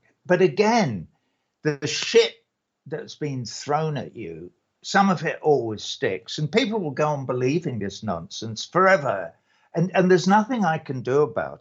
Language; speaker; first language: English; native; English